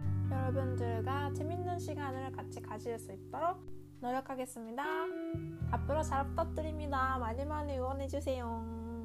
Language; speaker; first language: Korean; non-native, fluent; Japanese